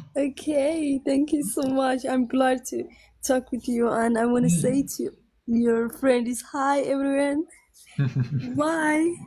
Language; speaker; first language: English; non-native, learner; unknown